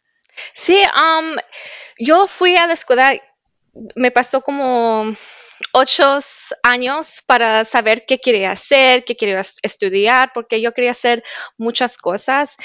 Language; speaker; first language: Spanish; early bilingual, heritage; Spanish